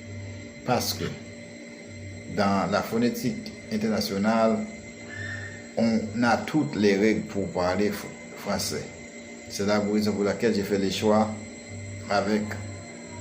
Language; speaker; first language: French; non-native, learner; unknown